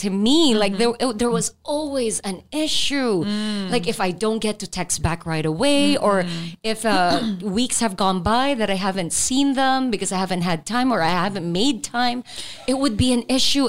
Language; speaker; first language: English; non-native, local second language; Filipino